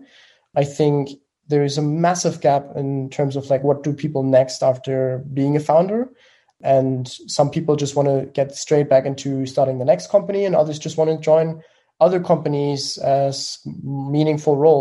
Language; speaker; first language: English; non-native, fluent; German